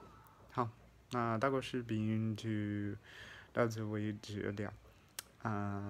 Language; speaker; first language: Chinese; non-native, fluent; English